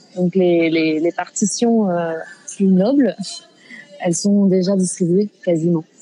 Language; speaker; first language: French; native; French